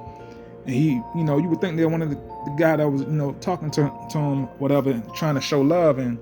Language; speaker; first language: English; native; English